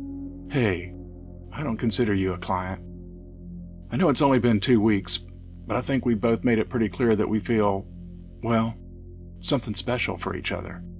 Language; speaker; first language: English; native; English